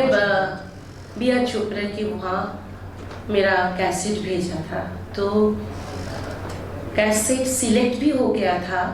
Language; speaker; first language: Hindi; non-native, local second language; Bangla